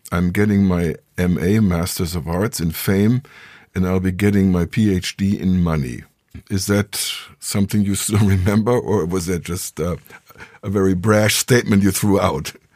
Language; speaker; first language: English; non-native, fluent; German